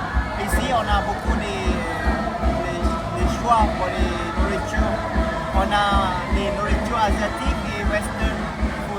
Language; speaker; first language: French; non-native, fluent; Thai